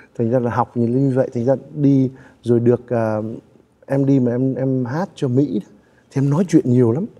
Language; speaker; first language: Vietnamese; native; Vietnamese